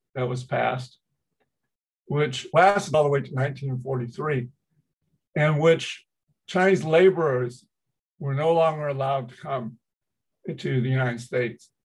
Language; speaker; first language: English; early bilingual, other home language; Chinese